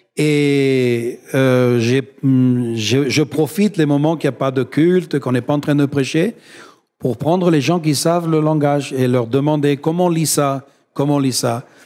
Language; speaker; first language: French; non-native, fluent; Spanish